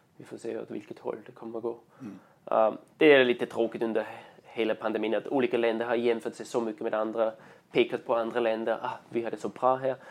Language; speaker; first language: Swedish; non-native, fluent; German